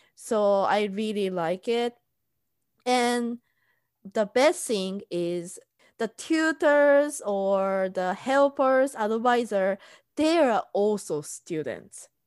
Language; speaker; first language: English; non-native, fluent; Japanese